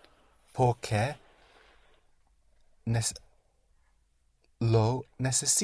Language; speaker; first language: Spanish; non-native, learner; English